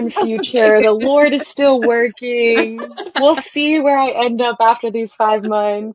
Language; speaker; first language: English; native; English